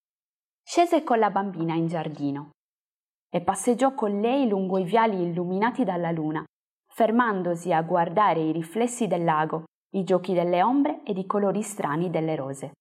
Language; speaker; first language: Italian; native; Italian